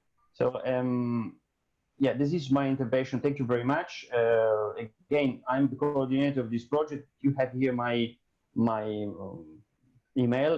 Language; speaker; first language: English; non-native, fluent; Italian